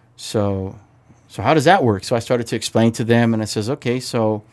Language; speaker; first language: English; native; English